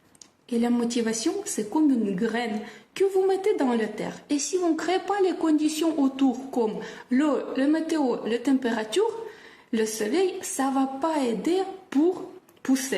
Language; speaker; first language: French; non-native, fluent; Russian